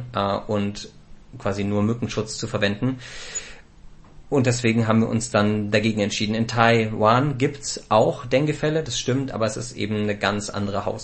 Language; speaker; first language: German; native; German